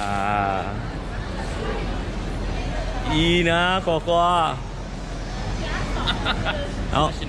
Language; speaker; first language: Japanese; non-native, learner; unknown